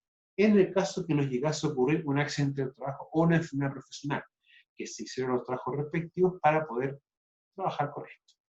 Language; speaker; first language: Spanish; native; Spanish